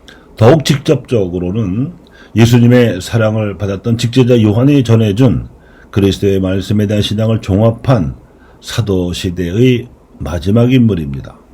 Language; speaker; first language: Korean; native; Korean